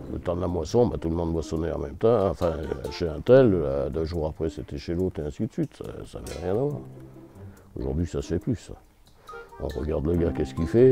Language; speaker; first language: French; native; French